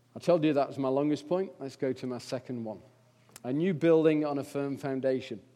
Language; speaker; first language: English; native; English